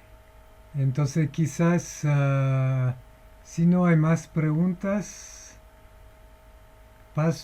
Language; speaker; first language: Spanish; non-native, fluent; English